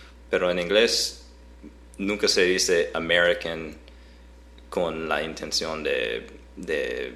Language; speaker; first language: Spanish; non-native, fluent; English